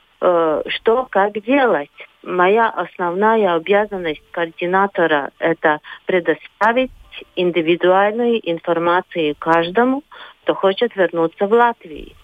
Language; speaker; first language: Russian; non-native, local second language; Latvian